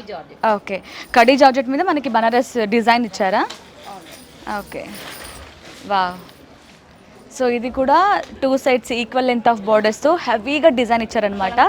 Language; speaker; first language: Telugu; native; Telugu